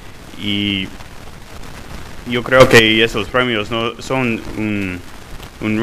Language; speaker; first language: Spanish; non-native, fluent; English